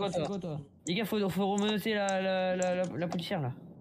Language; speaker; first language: French; native; French